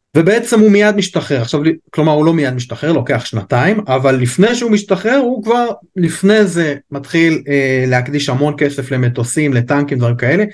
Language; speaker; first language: Hebrew; native; Hebrew